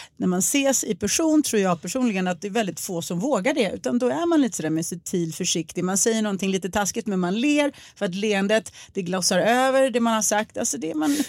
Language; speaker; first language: Swedish; early bilingual, other home language; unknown